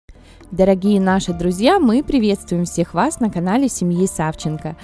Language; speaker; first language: Russian; native; Russian